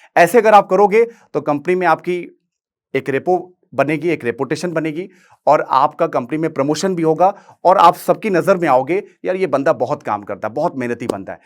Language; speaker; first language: Hindi; native; Hindi